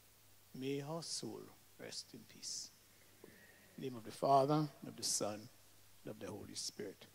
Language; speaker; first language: English; native; English